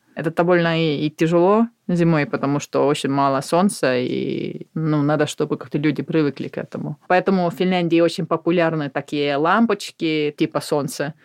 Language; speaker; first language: Russian; non-native, fluent; Finnish